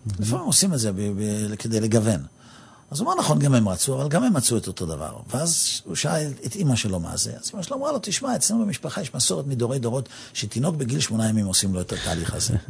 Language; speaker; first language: Hebrew; native; Hebrew